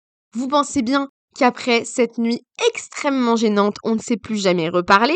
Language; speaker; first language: French; native; French